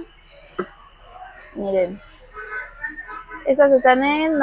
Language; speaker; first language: Spanish; native; Spanish